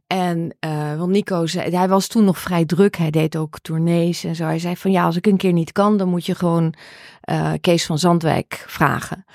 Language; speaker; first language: Dutch; early bilingual, heritage; Dutch